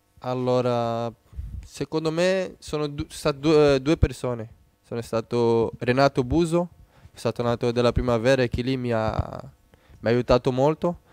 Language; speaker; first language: Italian; non-native, fluent; Portuguese